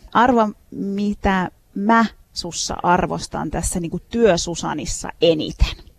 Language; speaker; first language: Finnish; early bilingual, other home language; Turkish